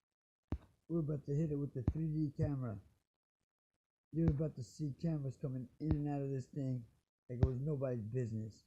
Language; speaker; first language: English; native; English